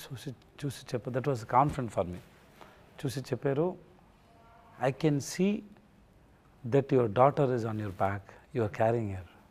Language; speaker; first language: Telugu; non-native, learner; Tamil